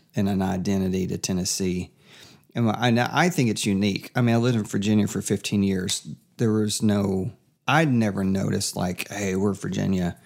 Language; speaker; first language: English; native; English